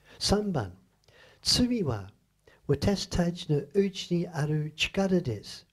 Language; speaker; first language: Japanese; non-native, fluent; English